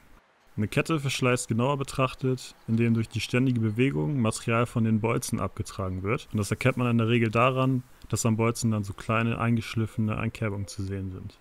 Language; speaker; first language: German; native; German